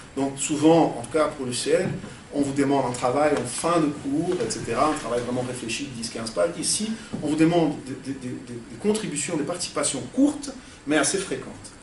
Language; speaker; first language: French; non-native, fluent; Portuguese